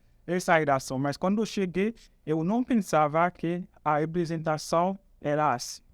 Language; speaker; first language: Portuguese; non-native, fluent; Haitian Creole